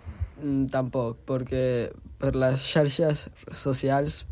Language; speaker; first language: Catalan; non-native, local second language; Spanish